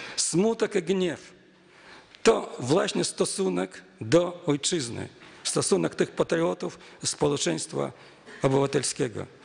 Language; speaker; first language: Polish; non-native, fluent; Russian